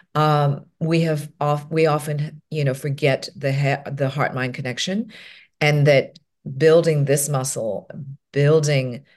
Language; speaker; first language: English; non-native, local second language; Cantonese